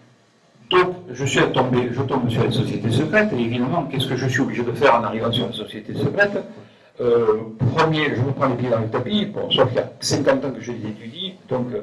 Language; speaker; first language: French; native; French